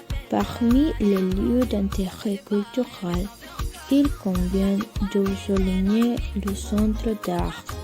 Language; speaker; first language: French; non-native, learner; Spanish